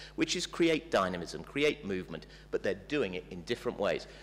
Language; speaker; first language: English; native; English